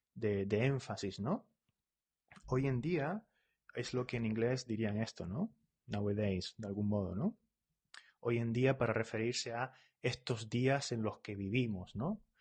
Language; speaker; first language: Spanish; native; Spanish